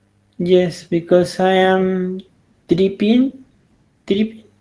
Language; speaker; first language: English; non-native, learner; Spanish